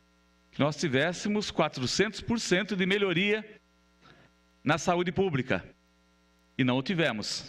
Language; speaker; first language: Portuguese; native; Portuguese